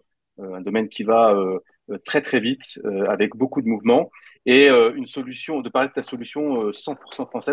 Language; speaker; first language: French; native; French